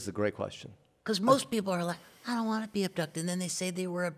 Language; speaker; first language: English; native; English